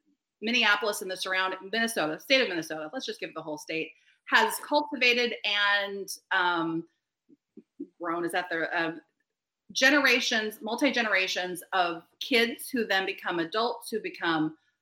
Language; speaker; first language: English; native; English